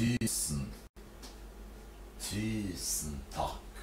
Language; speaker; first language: Norwegian; non-native, fluent; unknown